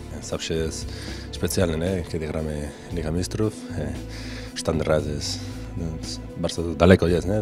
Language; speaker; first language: Polish; non-native, learner; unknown